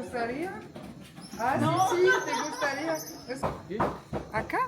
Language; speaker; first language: Spanish; non-native, learner; French